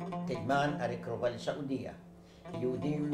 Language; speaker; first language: Hebrew; non-native, fluent; Arabic